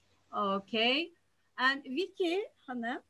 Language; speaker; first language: English; non-native, fluent; Turkish